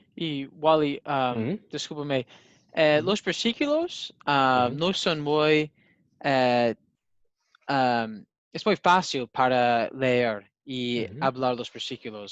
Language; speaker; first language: Spanish; non-native, learner; English